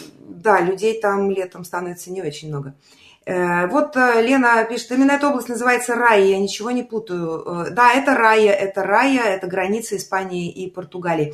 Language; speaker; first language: Russian; native; Russian